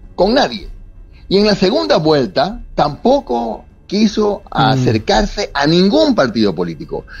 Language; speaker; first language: Spanish; native; Spanish